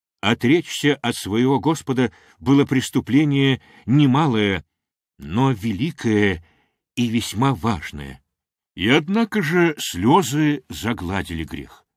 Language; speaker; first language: Russian; non-native, local second language; Armenian